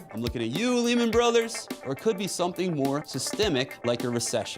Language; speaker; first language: English; native; English